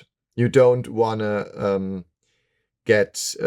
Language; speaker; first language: English; non-native, fluent; German